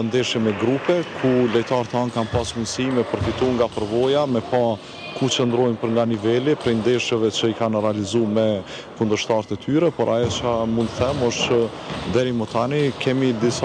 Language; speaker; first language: Albanian; native; Albanian